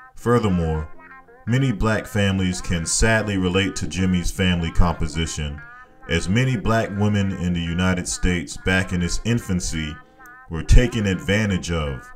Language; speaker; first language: English; native; English